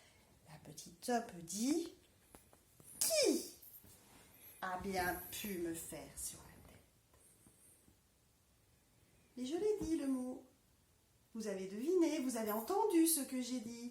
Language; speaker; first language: French; native; French